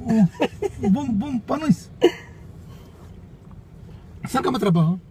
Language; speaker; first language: Filipino; non-native, learner; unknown